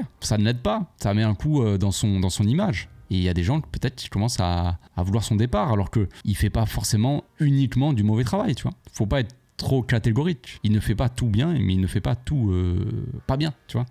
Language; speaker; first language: French; native; French